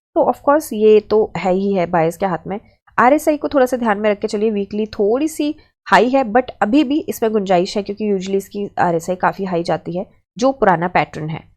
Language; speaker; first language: Hindi; native; Hindi